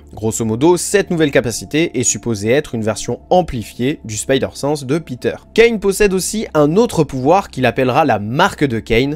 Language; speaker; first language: French; native; French